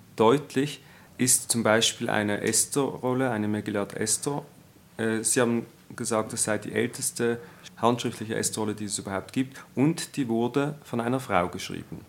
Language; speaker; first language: German; native; German